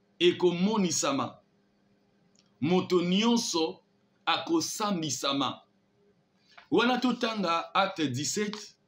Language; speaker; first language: Lingala; non-native, local second language; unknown